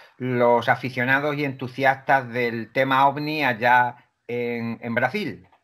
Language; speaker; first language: Spanish; native; Spanish